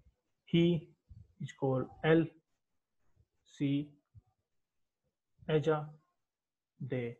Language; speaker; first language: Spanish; non-native, learner; Hindi